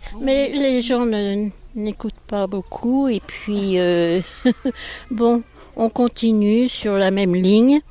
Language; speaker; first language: French; native; French